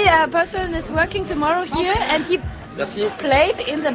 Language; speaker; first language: English; non-native, learner; German